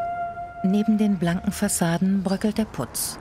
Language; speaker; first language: German; native; German